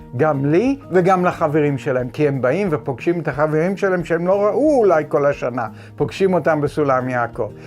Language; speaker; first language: Hebrew; non-native, fluent; English